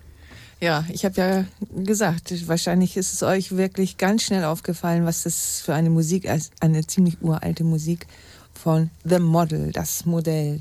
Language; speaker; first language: German; native; German